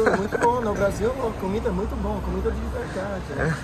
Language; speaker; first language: Portuguese; non-native, learner; English